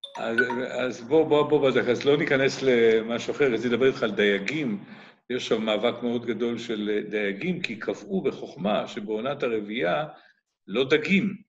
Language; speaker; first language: Hebrew; native; Hebrew